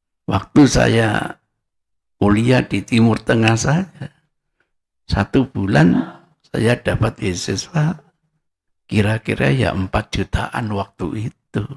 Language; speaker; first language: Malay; non-native, local second language; Javanese